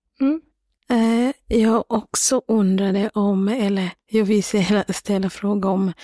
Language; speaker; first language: Swedish; non-native, learner; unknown